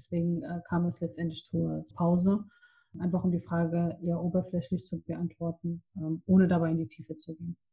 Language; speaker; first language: German; early bilingual, other home language; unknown